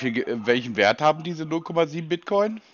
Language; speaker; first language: German; native; German